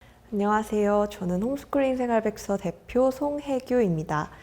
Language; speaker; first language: Korean; native; Korean